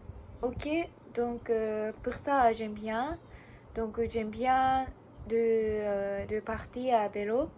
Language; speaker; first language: French; non-native, learner; Japanese